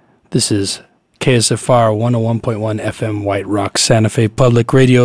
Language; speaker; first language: English; native; English